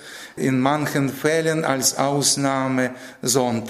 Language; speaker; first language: German; non-native, fluent; Russian